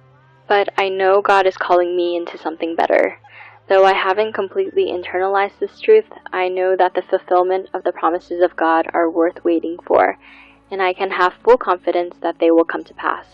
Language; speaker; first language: English; native; English